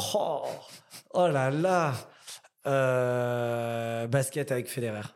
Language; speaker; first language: French; native; French